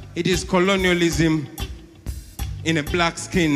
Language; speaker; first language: English; non-native, local second language; Ganda